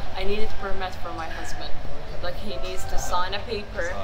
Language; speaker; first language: English; non-native, fluent; Arabic